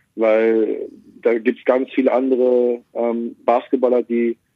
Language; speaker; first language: German; native; German